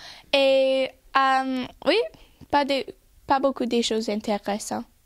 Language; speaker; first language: French; non-native, learner; English